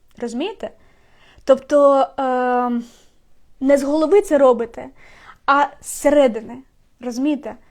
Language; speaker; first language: Ukrainian; non-native, local second language; Russian